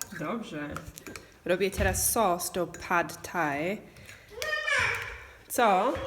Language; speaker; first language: Polish; non-native, learner; English